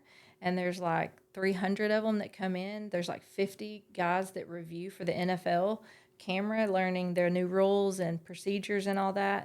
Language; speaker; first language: English; native; English